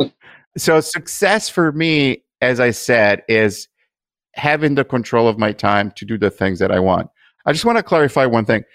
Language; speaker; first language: English; non-native, fluent; Italian